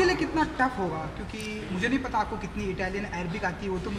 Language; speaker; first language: Hindi; native; Hindi